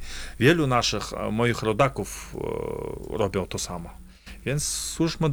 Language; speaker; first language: Polish; non-native, fluent; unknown